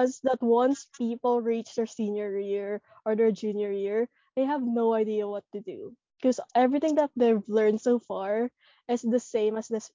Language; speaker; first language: English; non-native, local second language; Filipino